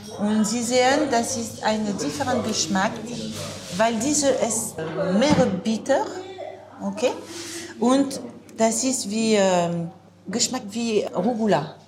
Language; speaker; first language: German; non-native, learner; French